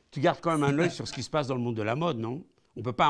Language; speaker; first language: French; native; French